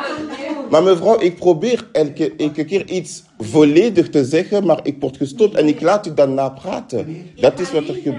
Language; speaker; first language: Dutch; non-native, fluent; French